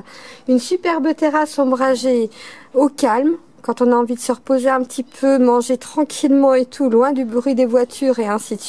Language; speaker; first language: French; native; French